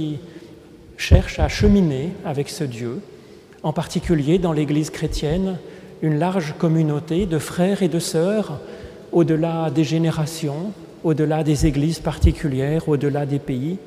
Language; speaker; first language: French; native; French